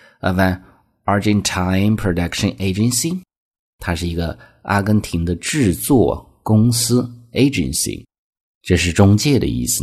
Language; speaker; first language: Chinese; native; Chinese